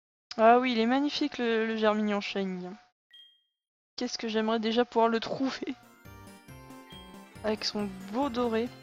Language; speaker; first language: French; native; French